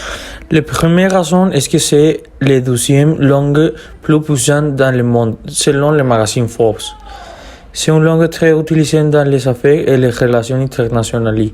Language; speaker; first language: French; non-native, learner; Spanish